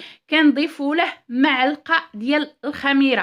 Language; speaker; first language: Arabic; native; Arabic